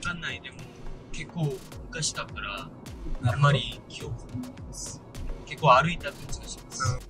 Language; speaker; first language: Japanese; non-native, learner; Korean